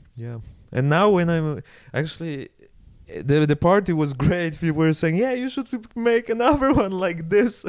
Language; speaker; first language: English; non-native, fluent; Polish